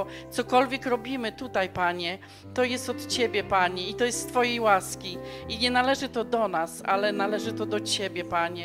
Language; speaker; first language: Polish; native; Polish